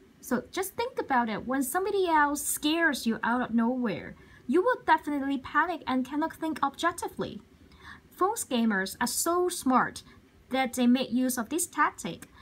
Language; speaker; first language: English; non-native, local second language; Cantonese